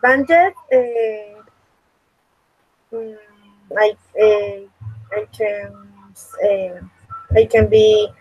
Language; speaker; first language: English; non-native, learner; Spanish